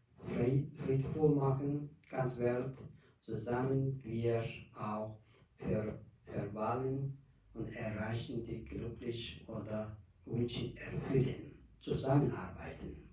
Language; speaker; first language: German; non-native, learner; Tibetan